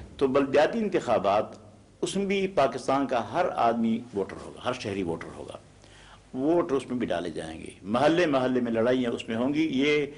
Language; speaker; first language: Urdu; non-native, local second language; Pashto